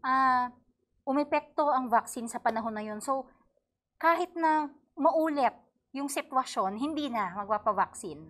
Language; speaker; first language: Filipino; native; Filipino